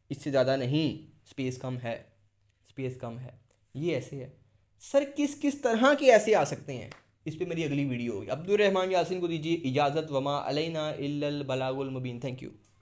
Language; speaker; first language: Urdu; non-native, local second language; Punjabi